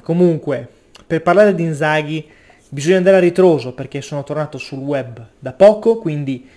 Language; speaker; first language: Italian; native; Italian